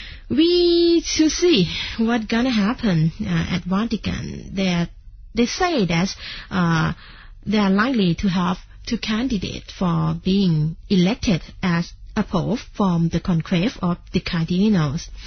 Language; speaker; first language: English; non-native, fluent; Thai